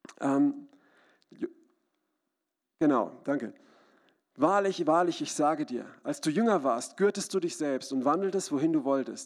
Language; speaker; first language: German; native; German